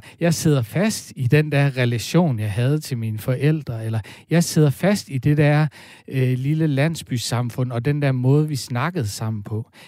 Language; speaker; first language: Danish; native; Danish